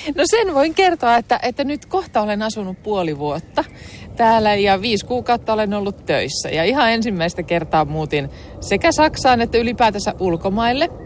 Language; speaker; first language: Finnish; native; Finnish